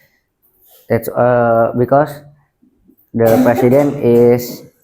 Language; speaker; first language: English; non-native, learner; Indonesian